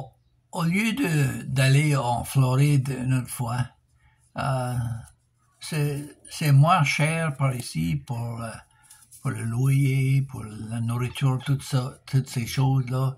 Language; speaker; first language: French; non-native, local second language; English